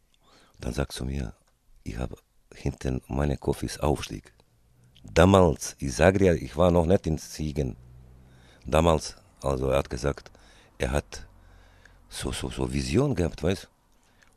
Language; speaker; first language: German; non-native, fluent; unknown